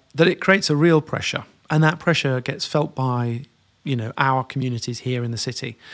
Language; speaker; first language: English; native; English